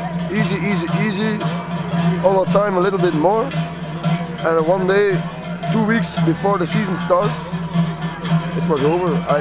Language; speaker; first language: English; non-native, fluent; Dutch